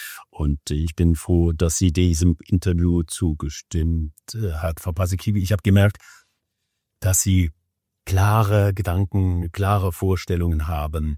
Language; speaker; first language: German; native; German